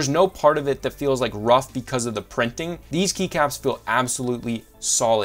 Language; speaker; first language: English; native; English